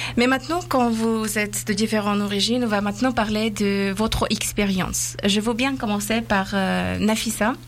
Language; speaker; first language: French; non-native, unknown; Persian